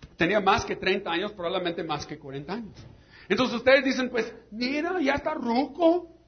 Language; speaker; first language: Spanish; non-native, fluent; English